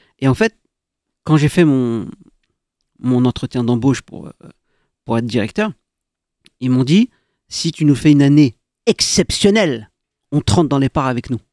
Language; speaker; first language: French; early bilingual, other home language; Arabic